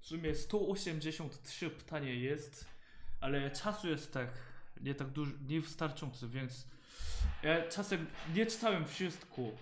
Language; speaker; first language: Polish; non-native, learner; Korean